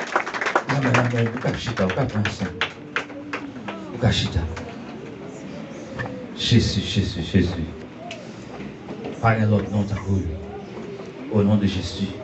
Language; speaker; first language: French; non-native, learner; Haitian Creole